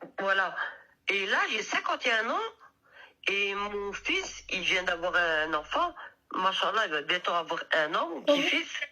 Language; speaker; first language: French; early bilingual, other home language; Arabic